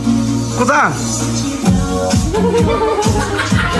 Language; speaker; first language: Chinese; native; Chinese